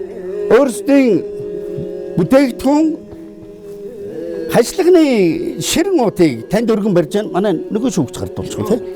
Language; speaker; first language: Mongolian; native; Mongolian